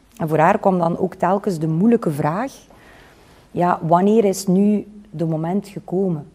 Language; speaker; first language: Dutch; native; Dutch